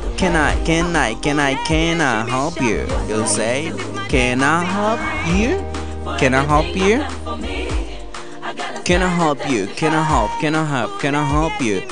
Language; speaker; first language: English; non-native, learner; Haitian Creole